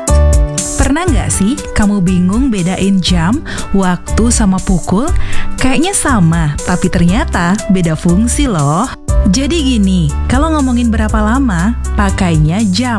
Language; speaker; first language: Indonesian; native; Indonesian